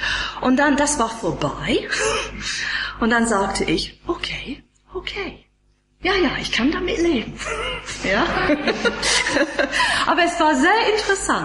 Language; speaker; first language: German; non-native, fluent; English